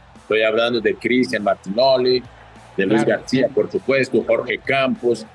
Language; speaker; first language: Spanish; early bilingual, other home language; Portuguese